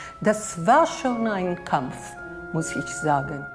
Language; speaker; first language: German; non-native, fluent; Hebrew